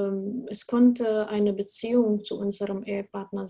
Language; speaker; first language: German; non-native, fluent; Indonesian